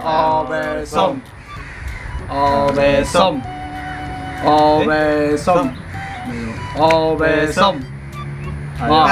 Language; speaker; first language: Chinese; native; Chinese